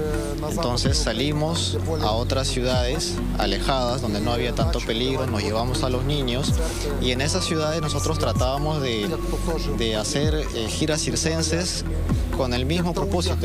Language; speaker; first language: Spanish; non-native, fluent; Ukrainian